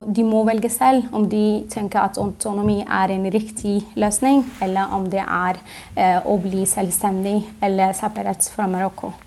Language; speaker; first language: Norwegian; non-native, fluent; Arabic